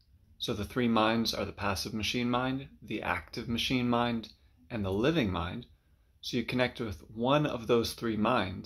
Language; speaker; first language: English; native; English